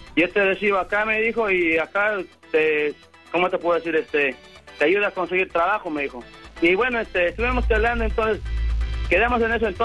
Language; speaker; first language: Spanish; native; Spanish